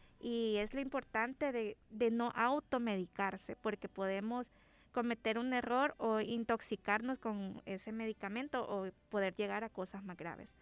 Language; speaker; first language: Spanish; native; Spanish